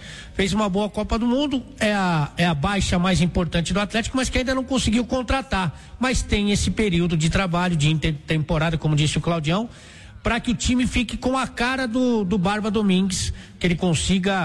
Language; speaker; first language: Portuguese; native; Portuguese